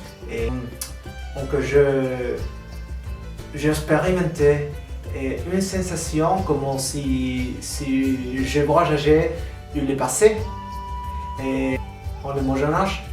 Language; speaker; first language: French; non-native, learner; Spanish